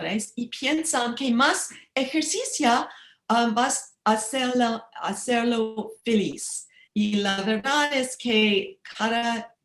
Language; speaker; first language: Spanish; non-native, learner; English